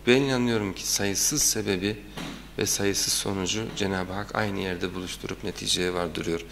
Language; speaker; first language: Turkish; native; Turkish